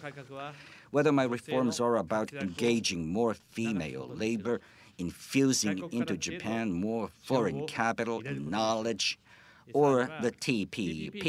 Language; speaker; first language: English; non-native, fluent; Japanese